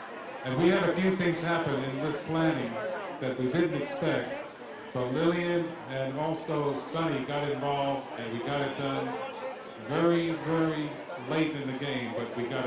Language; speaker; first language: English; native; English